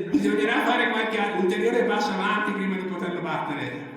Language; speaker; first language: Italian; native; Italian